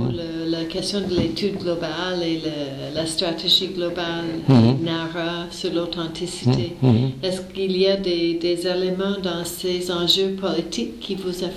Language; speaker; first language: French; native; French